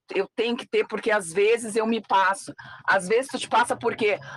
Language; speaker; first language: Portuguese; native; Portuguese